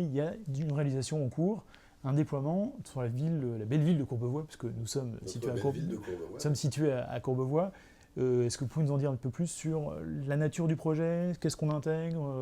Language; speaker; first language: French; native; French